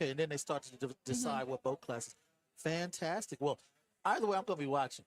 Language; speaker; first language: English; native; English